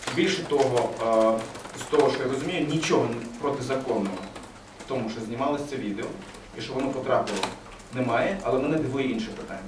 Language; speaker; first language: Ukrainian; early bilingual, other home language; Persian